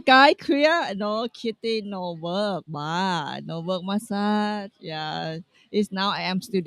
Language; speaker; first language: English; non-native, learner; Thai